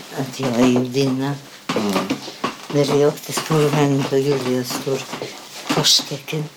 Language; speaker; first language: Swedish; non-native, fluent; Polish